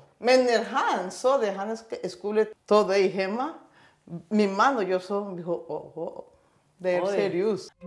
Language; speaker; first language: Swedish; non-native, learner; Spanish